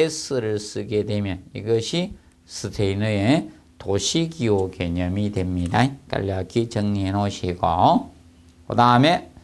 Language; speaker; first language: Korean; native; Korean